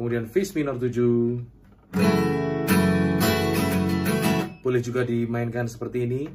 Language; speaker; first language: Indonesian; native; Indonesian